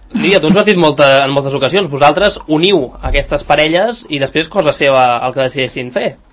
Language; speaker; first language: Catalan; native; Catalan